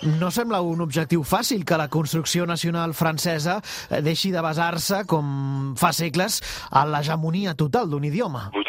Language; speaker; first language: Catalan; native; Catalan